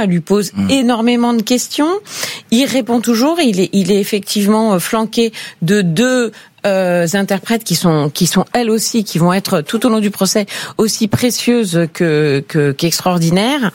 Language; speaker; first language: French; native; French